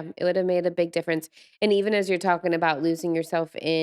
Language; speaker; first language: English; native; English